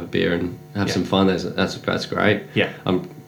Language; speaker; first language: English; native; English